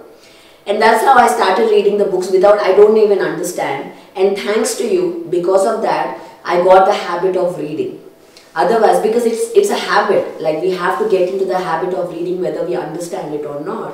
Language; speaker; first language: English; non-native, local second language; Telugu